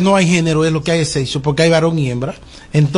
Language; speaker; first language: Spanish; native; Spanish